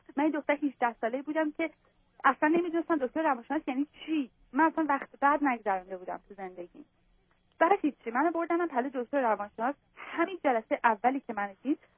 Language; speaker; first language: Persian; native; Persian